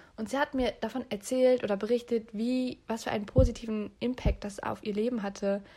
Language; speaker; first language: German; early bilingual, other home language; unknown